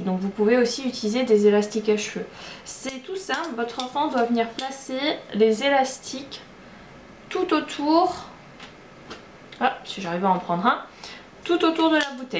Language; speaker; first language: French; native; French